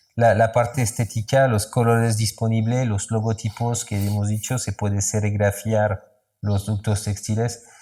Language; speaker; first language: Spanish; non-native, fluent; French